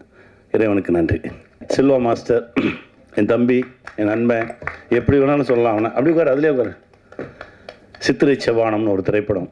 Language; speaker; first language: Tamil; native; Tamil